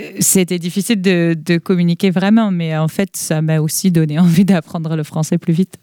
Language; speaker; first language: French; non-native, fluent; Dutch